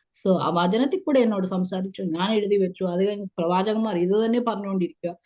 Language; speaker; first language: Malayalam; early bilingual, heritage; Malayalam